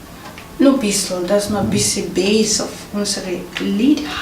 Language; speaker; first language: German; non-native, fluent; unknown